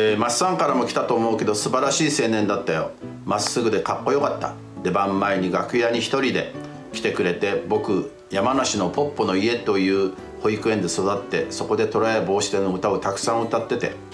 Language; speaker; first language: Japanese; native; Japanese